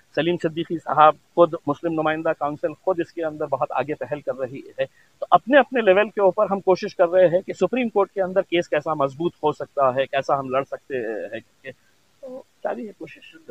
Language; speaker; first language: Hindi; non-native, local second language; Urdu